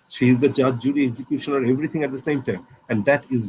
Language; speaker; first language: English; non-native, local second language; Bangla